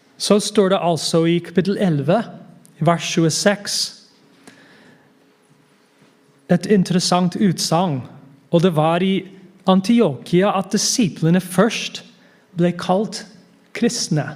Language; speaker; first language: Norwegian; non-native, fluent; English